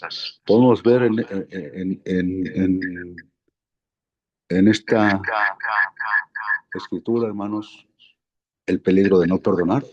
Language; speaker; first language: Spanish; native; Spanish